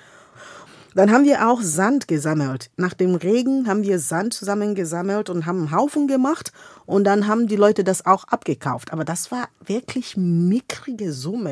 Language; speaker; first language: German; non-native, fluent; Igbo